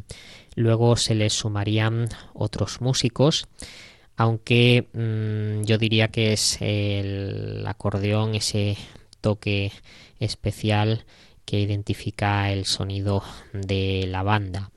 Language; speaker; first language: Spanish; native; Spanish